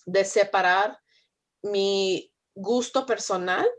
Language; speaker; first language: Spanish; early bilingual, heritage; Spanish